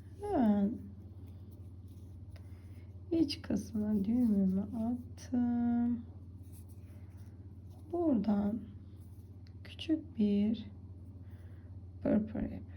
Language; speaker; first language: Turkish; native; Turkish